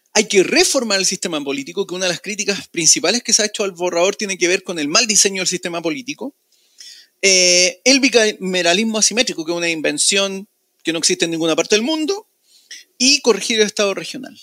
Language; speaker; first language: Spanish; native; Spanish